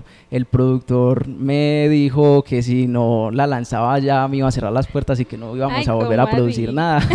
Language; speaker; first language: Spanish; native; Spanish